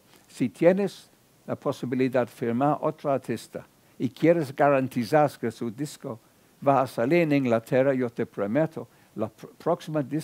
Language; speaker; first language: Spanish; non-native, fluent; English